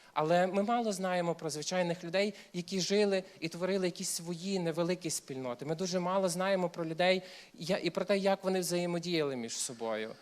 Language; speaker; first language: Ukrainian; native; Ukrainian